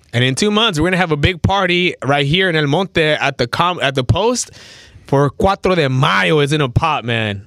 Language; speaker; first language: English; early bilingual, other home language; Spanish